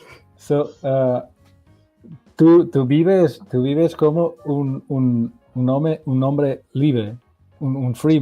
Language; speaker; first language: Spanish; non-native, learner; Portuguese